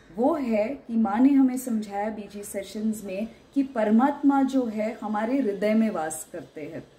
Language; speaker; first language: Hindi; non-native, local second language; Marathi